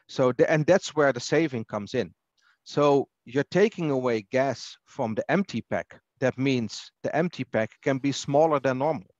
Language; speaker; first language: English; non-native, fluent; Dutch